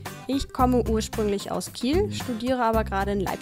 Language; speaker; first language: German; native; German